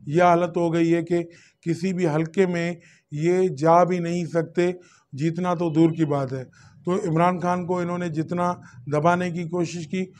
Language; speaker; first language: Urdu; non-native, local second language; Sindhi